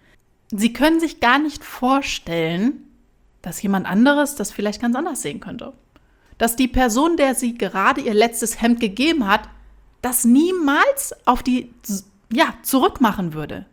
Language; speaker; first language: German; native; German